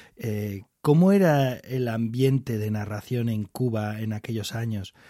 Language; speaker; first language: Spanish; native; Spanish